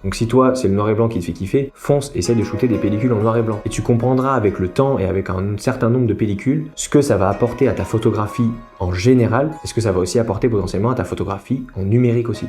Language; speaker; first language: French; native; French